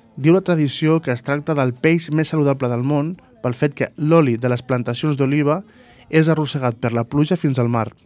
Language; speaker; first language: Catalan; native; Catalan